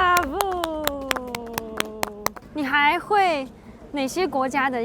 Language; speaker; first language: Chinese; native; Chinese